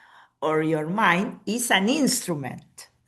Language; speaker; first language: English; non-native, fluent; Spanish